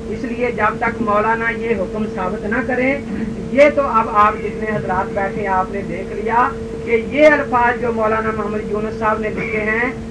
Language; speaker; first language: Urdu; native; Urdu